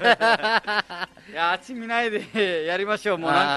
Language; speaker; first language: Japanese; non-native, fluent; Nepali